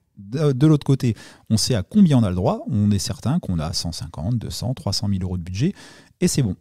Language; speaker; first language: French; native; French